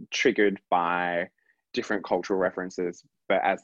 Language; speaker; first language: English; native; English